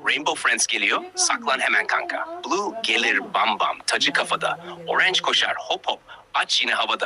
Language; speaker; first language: Turkish; native; Turkish